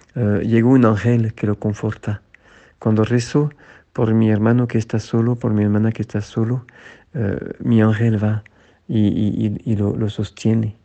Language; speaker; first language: Spanish; non-native, fluent; French